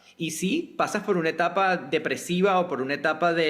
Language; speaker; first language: Spanish; native; Spanish